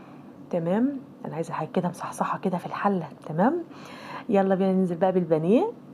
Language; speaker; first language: Arabic; native; Arabic